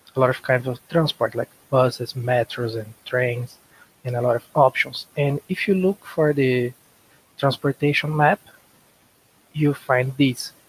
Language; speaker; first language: English; non-native, learner; Portuguese